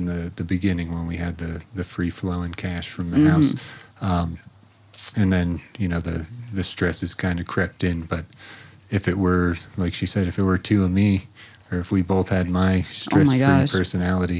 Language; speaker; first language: English; native; English